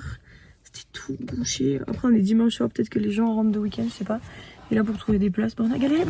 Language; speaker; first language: French; native; French